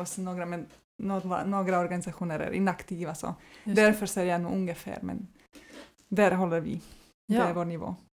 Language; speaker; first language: Swedish; non-native, fluent; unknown